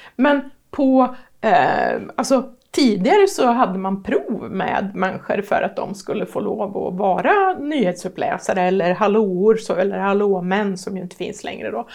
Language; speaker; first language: Swedish; native; Swedish